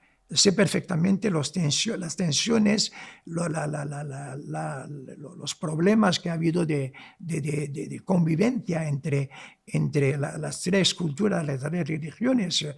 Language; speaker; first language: Spanish; non-native, local second language; Arabic